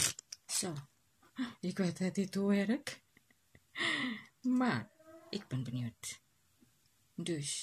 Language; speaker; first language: Dutch; non-native, learner; Indonesian